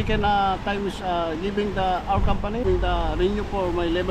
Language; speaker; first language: English; non-native, learner; Filipino